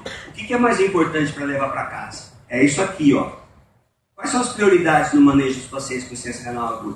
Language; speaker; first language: Portuguese; native; Portuguese